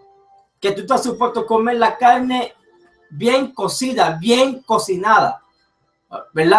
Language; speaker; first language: Spanish; early bilingual, heritage; English